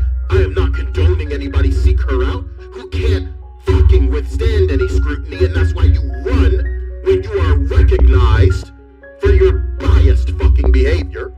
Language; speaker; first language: English; native; English